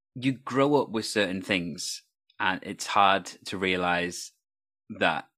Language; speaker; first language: English; native; English